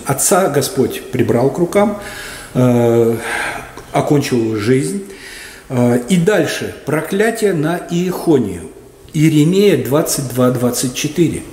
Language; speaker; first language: Russian; native; Russian